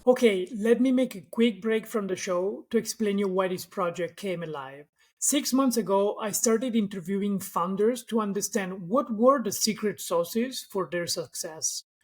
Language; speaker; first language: English; non-native, fluent; Italian